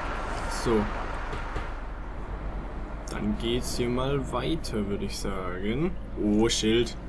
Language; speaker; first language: German; native; German